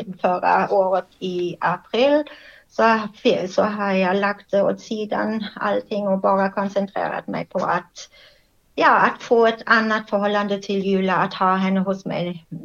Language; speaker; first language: Swedish; non-native, fluent; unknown